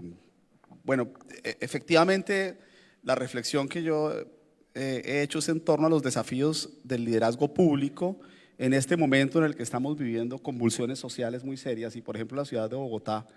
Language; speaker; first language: Spanish; native; Spanish